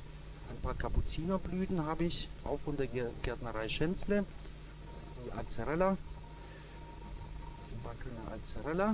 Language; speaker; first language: German; native; German